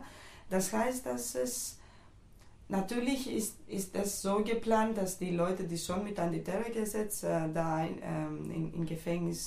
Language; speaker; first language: German; non-native, fluent; Greek